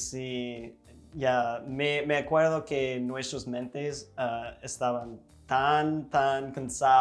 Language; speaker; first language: Spanish; non-native, fluent; English